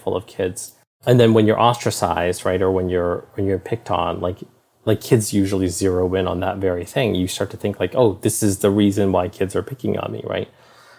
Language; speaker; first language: English; native; English